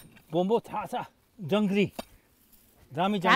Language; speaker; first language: Nepali; non-native, learner; English